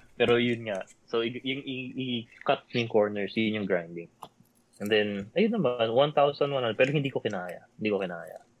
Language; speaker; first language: Filipino; native; Filipino